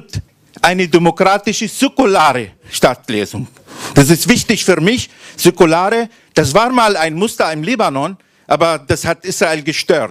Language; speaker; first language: German; non-native, fluent; Arabic